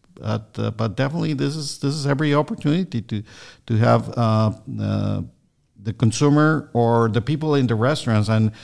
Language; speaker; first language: English; non-native, fluent; Spanish